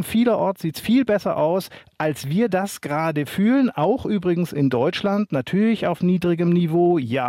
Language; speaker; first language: German; native; German